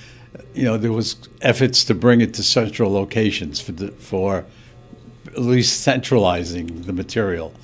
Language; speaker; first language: English; native; English